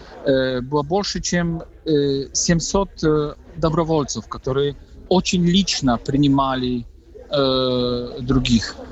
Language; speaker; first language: Russian; non-native, fluent; Polish